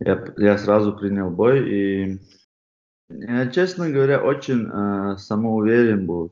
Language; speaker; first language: Russian; non-native, fluent; Chechen